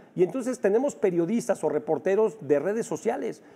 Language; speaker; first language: Spanish; native; Spanish